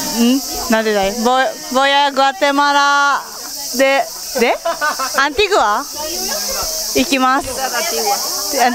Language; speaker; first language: Spanish; non-native, learner; Japanese